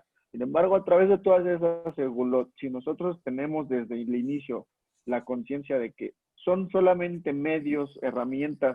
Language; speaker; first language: Spanish; native; Spanish